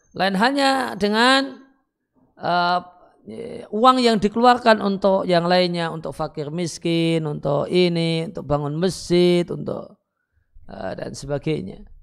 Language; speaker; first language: Indonesian; native; Indonesian